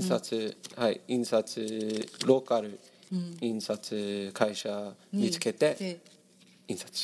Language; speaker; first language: Japanese; non-native, learner; English